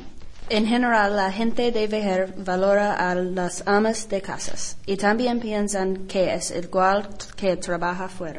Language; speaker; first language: Spanish; non-native, learner; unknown